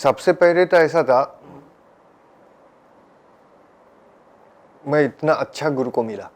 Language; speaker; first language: Hindi; non-native, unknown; Japanese